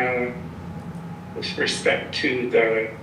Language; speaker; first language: English; native; English